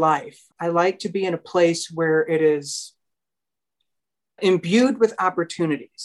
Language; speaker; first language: English; native; English